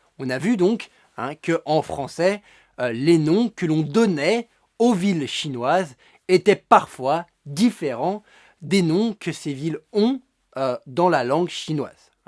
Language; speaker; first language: French; native; French